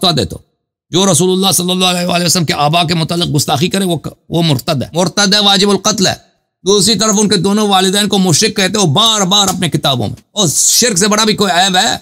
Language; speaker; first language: Urdu; non-native, fluent; Persian